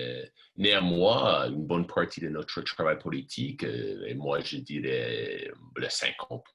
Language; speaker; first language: French; non-native, fluent; English